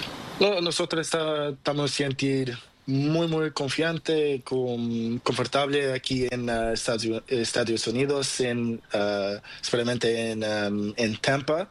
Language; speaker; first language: Spanish; non-native, learner; Portuguese